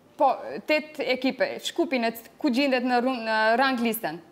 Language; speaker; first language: Albanian; native; Albanian